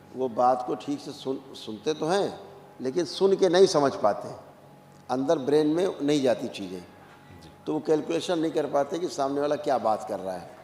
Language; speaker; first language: Hindi; native; Hindi